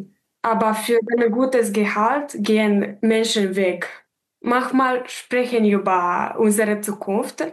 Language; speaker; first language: German; non-native, fluent; Romanian